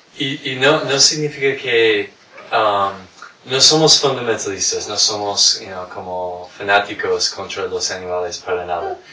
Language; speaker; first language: Spanish; non-native, fluent; English